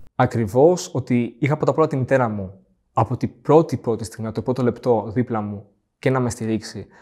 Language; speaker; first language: Greek; native; Greek